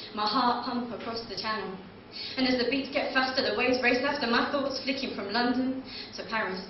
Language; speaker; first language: English; native; English